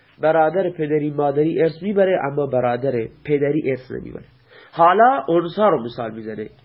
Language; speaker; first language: Persian; non-native, local second language; Baluchi